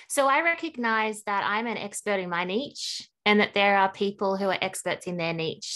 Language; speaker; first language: English; native; English